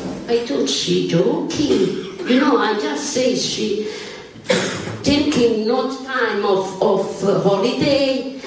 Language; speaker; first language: English; non-native, learner; Bosnian